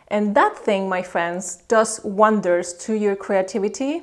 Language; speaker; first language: English; non-native, fluent; Spanish